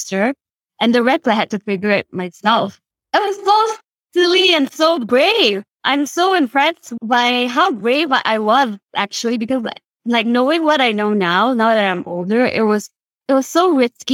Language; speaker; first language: English; non-native, local second language; Cantonese